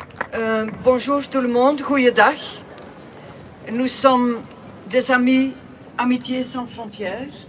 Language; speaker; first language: French; non-native, local second language; Dutch